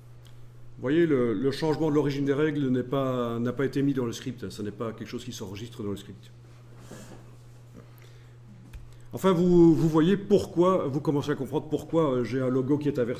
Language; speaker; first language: French; native; French